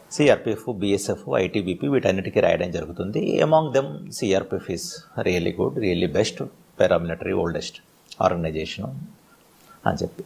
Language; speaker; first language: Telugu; native; Telugu